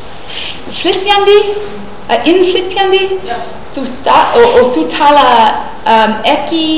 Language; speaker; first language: Icelandic; non-native, learner; English